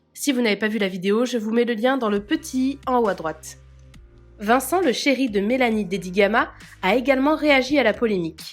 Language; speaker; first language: French; native; French